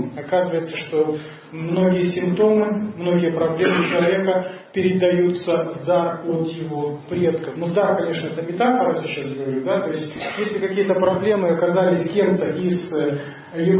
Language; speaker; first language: Russian; native; Russian